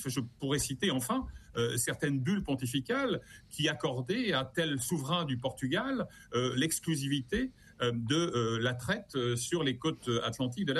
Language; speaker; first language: French; native; French